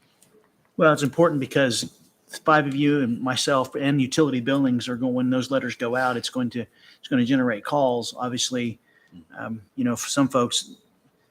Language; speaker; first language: English; native; English